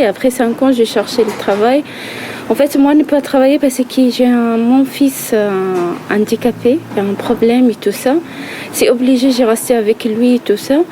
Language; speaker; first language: French; non-native, learner; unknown